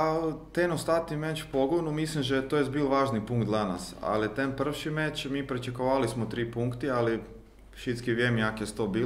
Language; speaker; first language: Polish; non-native, learner; Croatian